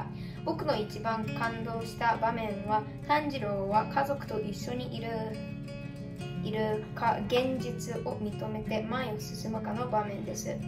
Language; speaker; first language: Japanese; early bilingual, heritage; Japanese